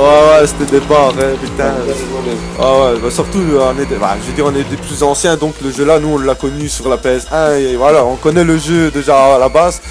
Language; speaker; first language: French; native; French